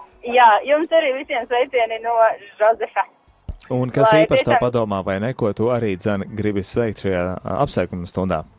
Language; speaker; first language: Latvian; native; Latvian